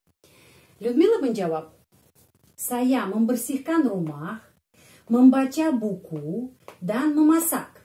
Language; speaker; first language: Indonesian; non-native, fluent; Russian